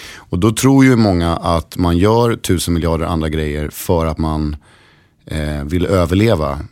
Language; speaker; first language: Swedish; native; Swedish